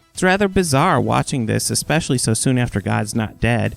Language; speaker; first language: English; native; English